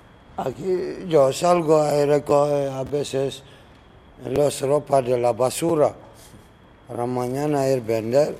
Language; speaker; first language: Spanish; non-native, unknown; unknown